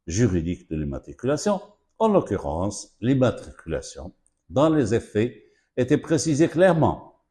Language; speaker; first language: French; non-native, local second language; Arabic